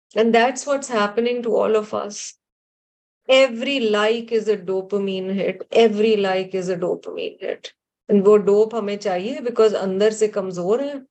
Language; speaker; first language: English; non-native, local second language; Urdu